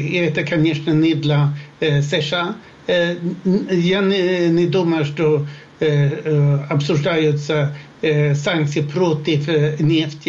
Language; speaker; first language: Russian; non-native, fluent; Swedish